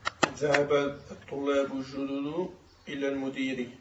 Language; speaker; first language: Arabic; non-native, learner; French